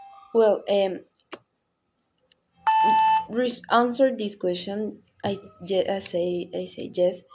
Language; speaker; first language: English; non-native, learner; Spanish